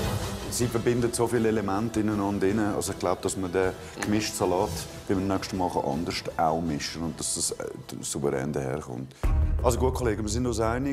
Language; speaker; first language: German; native; German